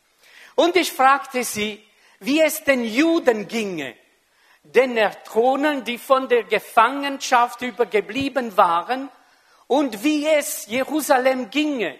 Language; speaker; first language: German; non-native, local second language; French